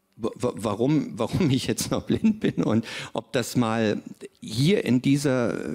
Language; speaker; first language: German; native; German